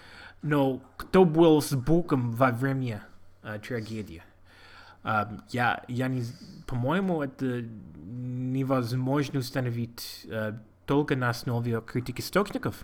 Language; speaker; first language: Russian; non-native, learner; English